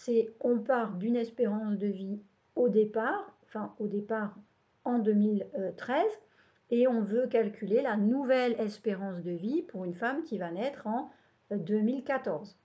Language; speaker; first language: French; native; French